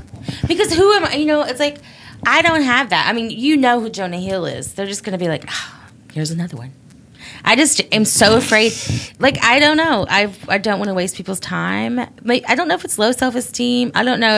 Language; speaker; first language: English; native; English